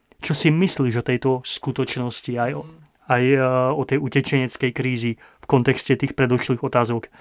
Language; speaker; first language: Slovak; native; Slovak